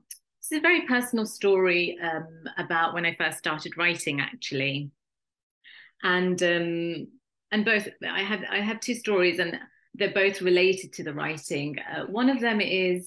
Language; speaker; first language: English; native; English